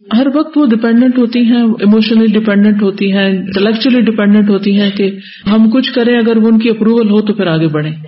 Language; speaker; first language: Urdu; native; Urdu